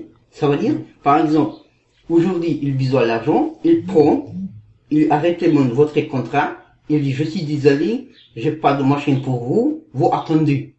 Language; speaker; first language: French; non-native, learner; Kazakh